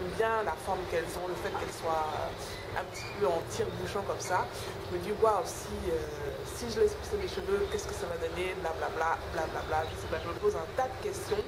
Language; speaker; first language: French; non-native, local second language; Wolof